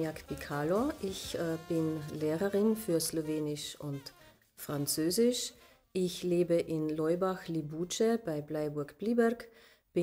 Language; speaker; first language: German; non-native, local second language; Slovenian